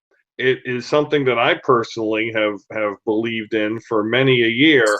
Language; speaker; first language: English; native; English